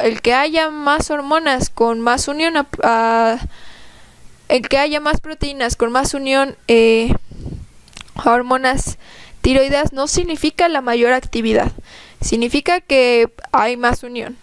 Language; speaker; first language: Spanish; native; Spanish